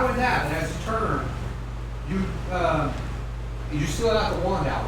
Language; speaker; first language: English; native; English